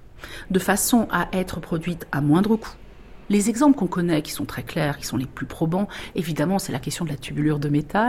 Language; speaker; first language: French; native; French